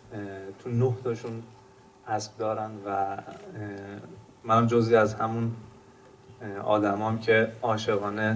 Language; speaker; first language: Persian; non-native, local second language; Turkmen